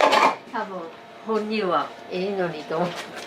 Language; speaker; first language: Japanese; native; Japanese